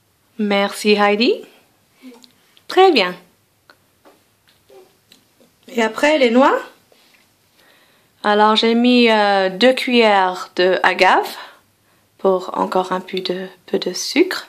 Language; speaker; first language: French; non-native, fluent; English